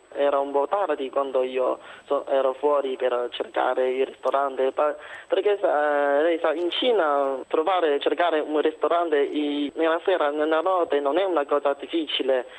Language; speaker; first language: Italian; non-native, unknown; Chinese